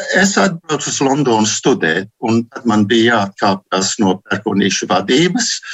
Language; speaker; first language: Latvian; early bilingual, heritage; Latvian